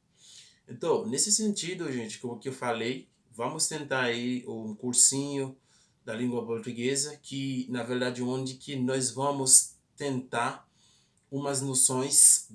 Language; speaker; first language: Portuguese; non-native, fluent; Haitian Creole